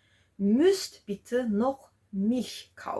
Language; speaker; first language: German; non-native, fluent; Georgian